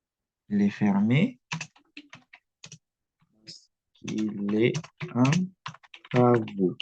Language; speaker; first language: French; non-native, fluent; Indonesian